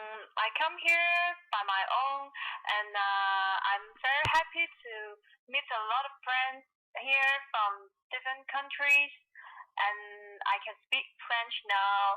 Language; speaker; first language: English; non-native, learner; Cantonese